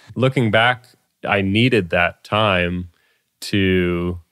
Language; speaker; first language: English; native; English